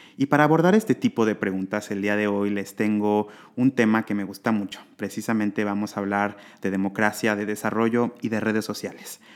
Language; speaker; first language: Spanish; native; Spanish